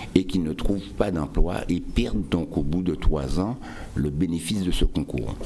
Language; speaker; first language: French; native; French